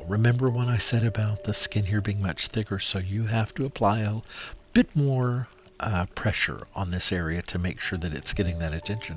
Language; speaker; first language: English; native; English